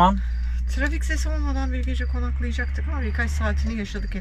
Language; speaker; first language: Turkish; native; Turkish